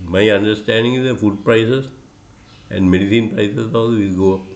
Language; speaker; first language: English; non-native, local second language; Sinhala